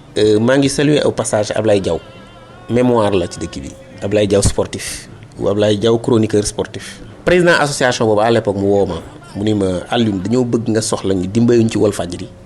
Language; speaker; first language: Wolof; native; Wolof